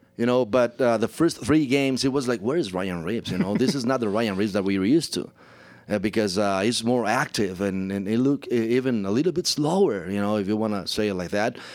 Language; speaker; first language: English; non-native, fluent; Spanish